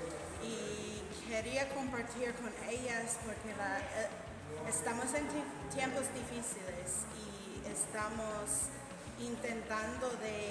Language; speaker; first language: Spanish; non-native, fluent; English